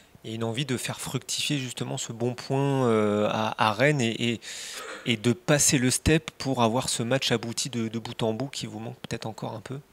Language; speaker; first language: French; native; French